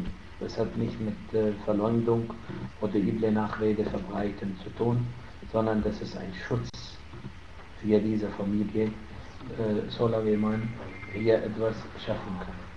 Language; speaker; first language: German; non-native, fluent; Arabic